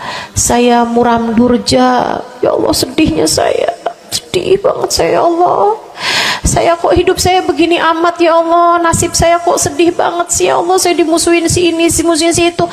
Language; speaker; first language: Indonesian; native; Indonesian